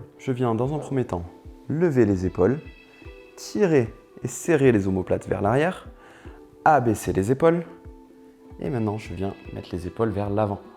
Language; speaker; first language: French; native; French